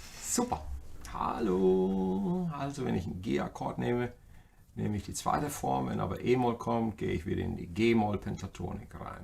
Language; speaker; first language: German; native; German